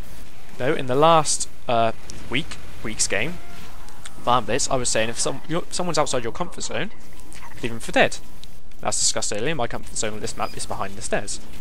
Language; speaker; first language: English; native; English